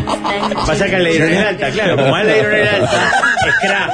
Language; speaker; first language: Spanish; native; Spanish